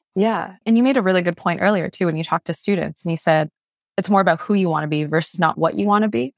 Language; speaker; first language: English; non-native, fluent; Chinese